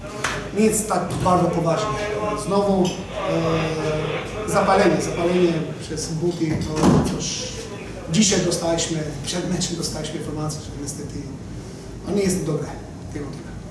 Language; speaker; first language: Polish; non-native, learner; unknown